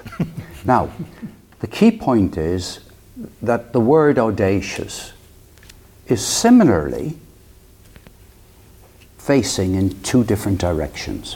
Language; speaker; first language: English; native; English